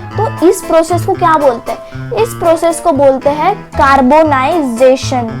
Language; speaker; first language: Hindi; non-native, local second language; Marathi